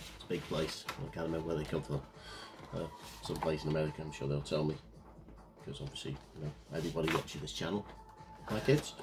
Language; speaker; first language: English; native; English